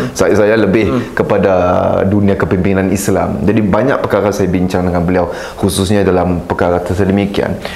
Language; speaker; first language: Malay; native; Malay